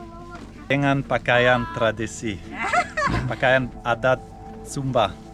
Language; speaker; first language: Indonesian; non-native, learner; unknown